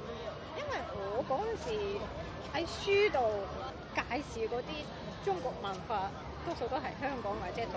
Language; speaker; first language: Cantonese; non-native, fluent; Japanese